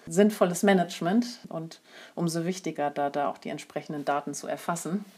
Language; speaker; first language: German; native; German